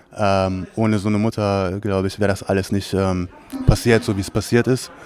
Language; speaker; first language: German; native; German